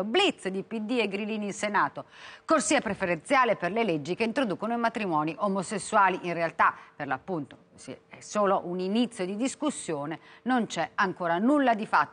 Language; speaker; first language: Italian; native; Italian